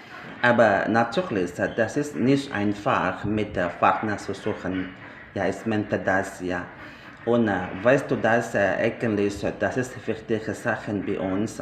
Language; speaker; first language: German; non-native, learner; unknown